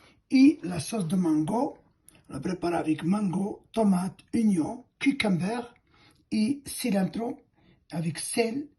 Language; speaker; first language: French; non-native, fluent; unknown